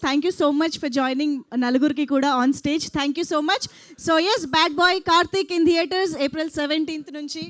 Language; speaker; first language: Telugu; native; Telugu